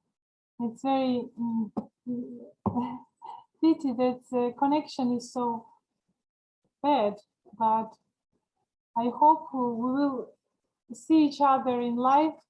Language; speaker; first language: English; non-native, learner; Georgian